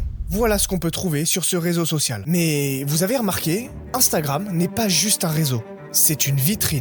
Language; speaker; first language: French; native; French